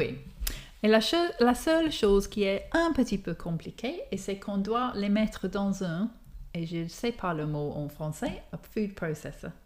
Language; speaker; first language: French; non-native, fluent; English